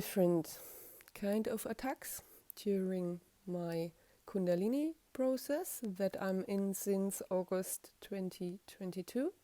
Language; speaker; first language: English; non-native, fluent; German